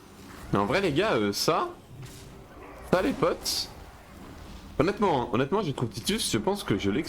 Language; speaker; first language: French; native; French